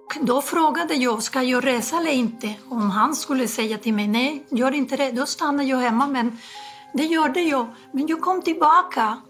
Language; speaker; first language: Swedish; non-native, fluent; Spanish